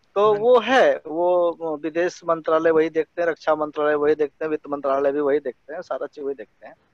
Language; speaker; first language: Hindi; native; Hindi